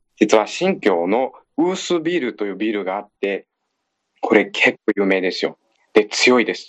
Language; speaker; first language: Japanese; non-native, fluent; Uyghur